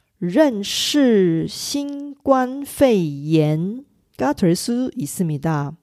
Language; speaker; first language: Korean; non-native, fluent; Chinese